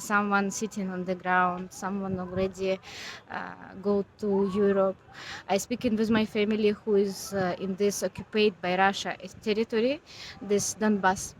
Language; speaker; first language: English; non-native, learner; Ukrainian